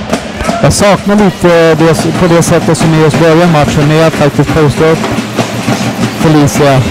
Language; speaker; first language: Swedish; native; Swedish